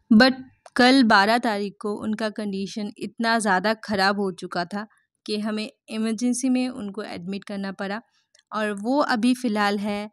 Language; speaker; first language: Hindi; non-native, local second language; Bangla